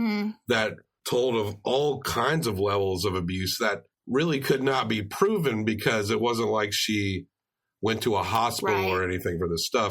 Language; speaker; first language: English; native; English